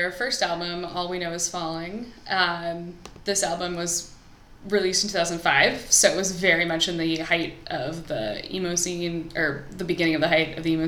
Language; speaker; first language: English; native; English